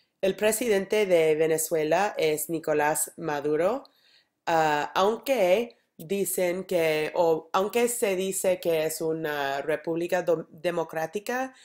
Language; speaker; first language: Spanish; non-native, learner; English